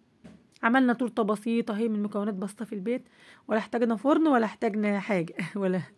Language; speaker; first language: Arabic; native; Arabic